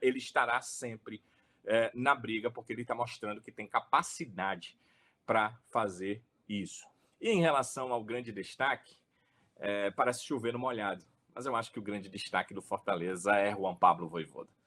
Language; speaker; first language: Portuguese; native; Portuguese